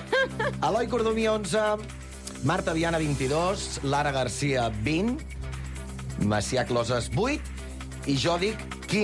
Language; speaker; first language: Catalan; native; Catalan